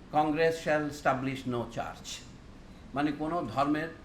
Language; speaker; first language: Bangla; non-native, local second language; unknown